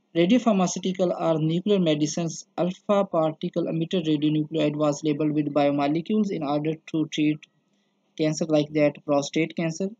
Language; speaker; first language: English; non-native, local second language; Urdu